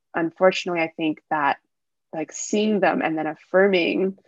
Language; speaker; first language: English; early bilingual, other home language; Wu Chinese